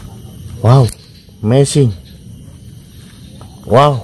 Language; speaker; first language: English; non-native, learner; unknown